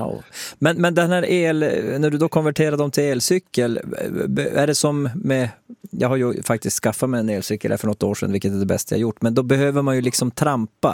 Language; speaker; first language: Swedish; native; Swedish